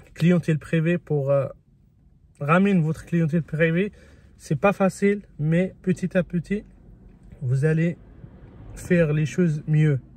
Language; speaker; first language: French; early bilingual, other home language; Spanish